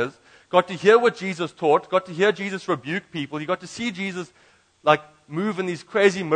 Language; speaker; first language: English; native; English